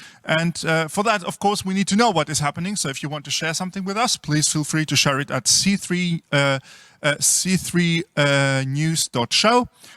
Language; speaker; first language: English; non-native, fluent; German